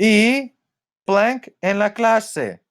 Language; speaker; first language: Spanish; non-native, fluent; English